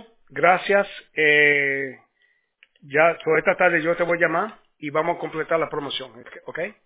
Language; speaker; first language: Spanish; early bilingual, heritage; Spanish